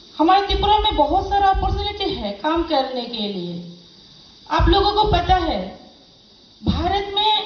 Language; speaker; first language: Hindi; non-native, local second language; Chakma